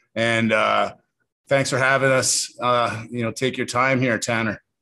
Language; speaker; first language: English; native; English